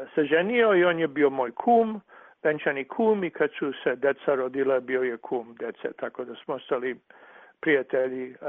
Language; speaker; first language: Croatian; early bilingual, heritage; Serbian